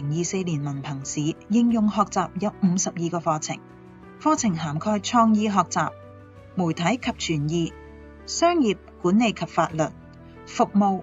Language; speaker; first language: Chinese; non-native, local second language; Cantonese